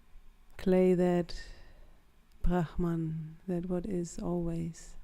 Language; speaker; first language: English; non-native, fluent; German